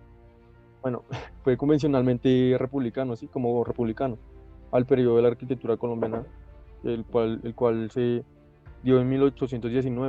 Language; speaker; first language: Spanish; native; Spanish